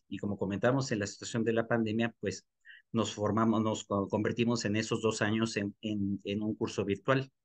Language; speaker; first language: Spanish; native; Spanish